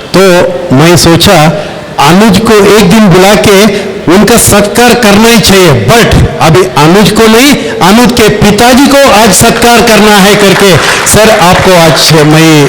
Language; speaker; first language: Hindi; non-native, local second language; Marathi